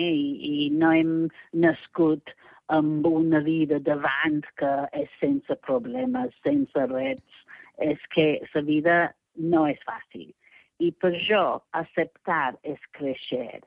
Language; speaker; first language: Catalan; non-native, fluent; English